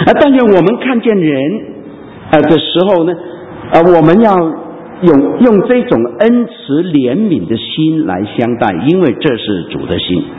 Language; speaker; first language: Chinese; non-native, local second language; Cantonese